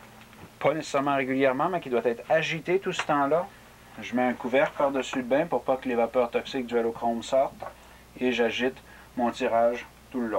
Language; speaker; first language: French; native; French